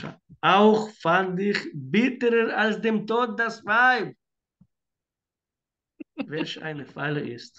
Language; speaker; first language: German; non-native, fluent; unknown